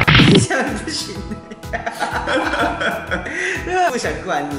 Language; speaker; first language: Chinese; non-native, fluent; Japanese